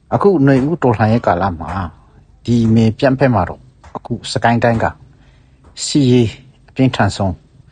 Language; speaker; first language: Burmese; non-native, local second language; Hakha Chin